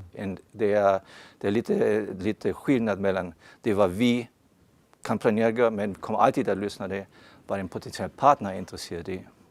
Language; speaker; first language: Swedish; non-native, fluent; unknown